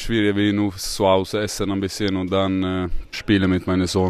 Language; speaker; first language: German; non-native, learner; Swedish